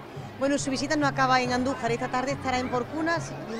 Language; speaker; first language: Spanish; native; Spanish